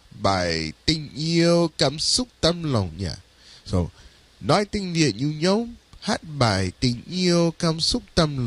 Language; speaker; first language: Vietnamese; non-native, learner; English